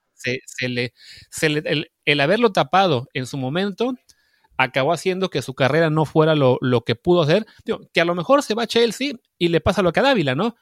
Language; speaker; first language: Spanish; native; Spanish